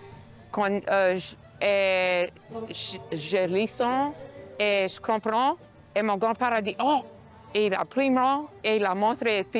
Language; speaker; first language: French; non-native, local second language; English